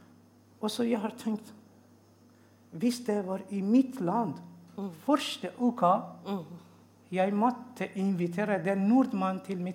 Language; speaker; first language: Swedish; non-native, learner; Persian